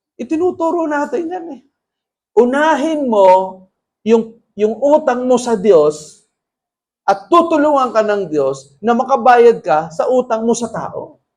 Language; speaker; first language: Filipino; native; Filipino